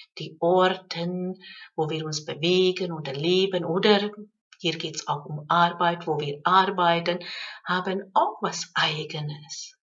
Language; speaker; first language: German; non-native, fluent; Hungarian